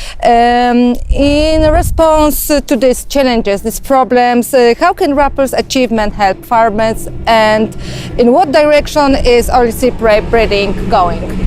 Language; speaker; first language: English; non-native, fluent; Polish